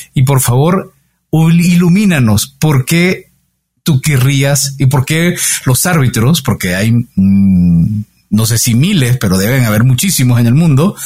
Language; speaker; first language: Spanish; native; Spanish